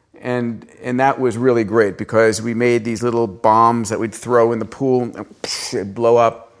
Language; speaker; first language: English; early bilingual, other home language; Greek